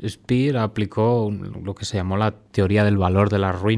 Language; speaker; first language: Spanish; native; Spanish